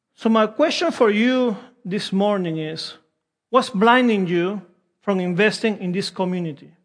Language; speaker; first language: English; non-native, fluent; Spanish